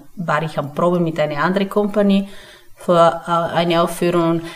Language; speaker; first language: German; non-native, fluent; Spanish